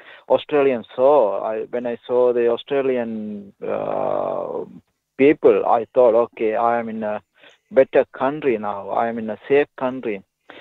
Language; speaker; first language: English; non-native, local second language; Tamil